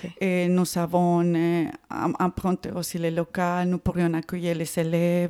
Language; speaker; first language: French; non-native, fluent; Spanish